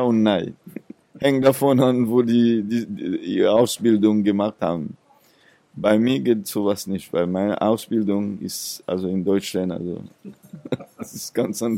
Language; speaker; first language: German; non-native, fluent; Seselwa Creole French